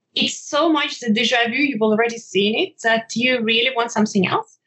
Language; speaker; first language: English; non-native, fluent; Ukrainian